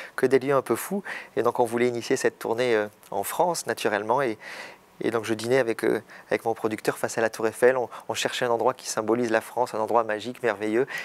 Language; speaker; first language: French; native; French